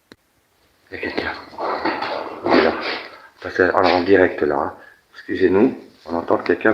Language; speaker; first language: French; native; French